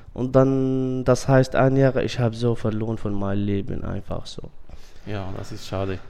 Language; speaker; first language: German; non-native, fluent; Arabic